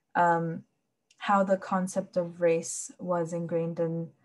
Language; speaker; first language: English; early bilingual, other home language; Spanish